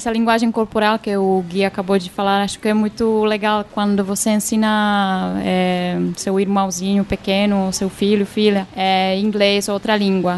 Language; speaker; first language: Portuguese; non-native, fluent; Czech